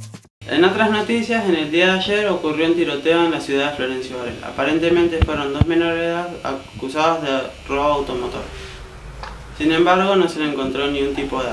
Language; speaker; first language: Spanish; native; Spanish